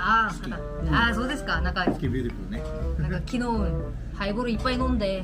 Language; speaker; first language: Japanese; non-native, learner; Korean